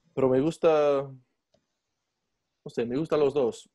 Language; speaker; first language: Spanish; non-native, learner; English